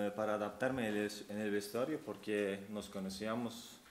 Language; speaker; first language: Spanish; non-native, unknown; Turkish